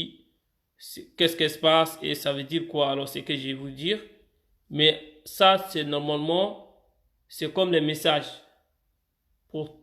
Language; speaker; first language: French; non-native, fluent; Arabic